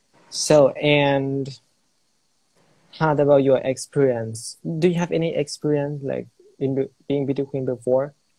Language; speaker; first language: English; non-native, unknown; Thai